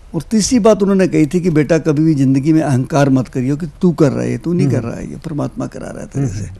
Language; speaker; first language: Hindi; native; Hindi